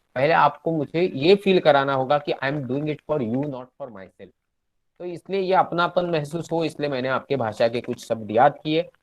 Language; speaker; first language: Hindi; non-native, local second language; Marathi